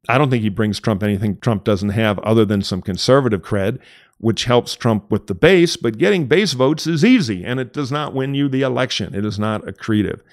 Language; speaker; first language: English; native; English